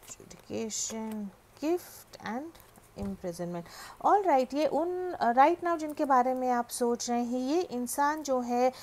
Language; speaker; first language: Hindi; native; Hindi